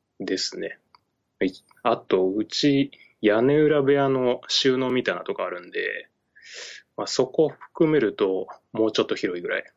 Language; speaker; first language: Japanese; native; Japanese